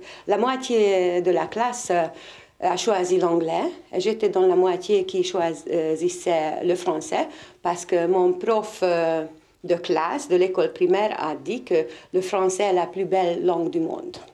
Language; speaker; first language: French; non-native, fluent; Hungarian